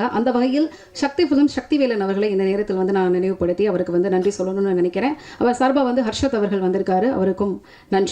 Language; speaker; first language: Tamil; native; Tamil